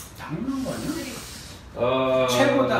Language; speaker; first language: Korean; native; Korean